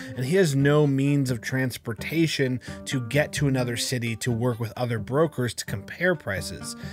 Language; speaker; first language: English; native; English